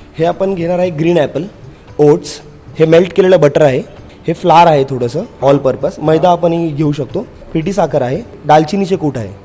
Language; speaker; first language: Marathi; non-native, local second language; Telugu